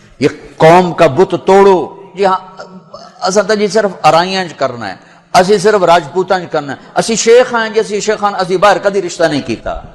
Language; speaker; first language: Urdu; non-native, local second language; Punjabi